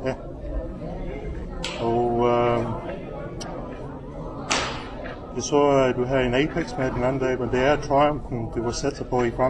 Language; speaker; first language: Danish; native; Danish